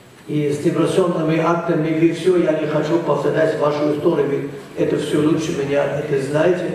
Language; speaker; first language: Russian; non-native, fluent; German